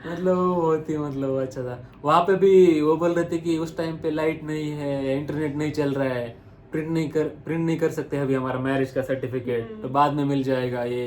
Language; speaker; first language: Hindi; non-native, local second language; Marathi